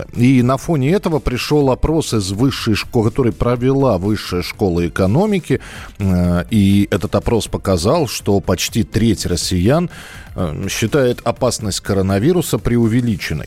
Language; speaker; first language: Russian; native; Russian